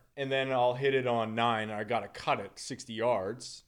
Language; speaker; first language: English; native; English